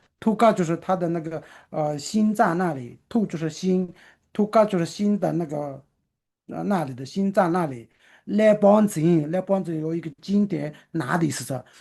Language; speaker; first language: Chinese; non-native, local second language; Tibetan